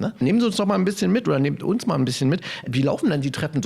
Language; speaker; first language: German; native; German